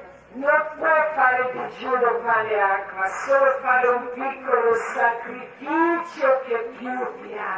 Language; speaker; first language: Italian; non-native, learner; Croatian